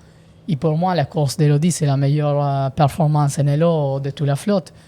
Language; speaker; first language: French; non-native, learner; Italian